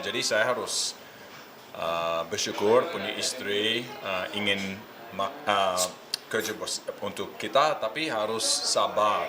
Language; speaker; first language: Indonesian; non-native, learner; English